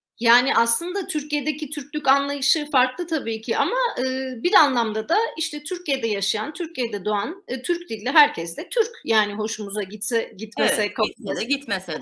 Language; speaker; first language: Turkish; non-native, local second language; Armenian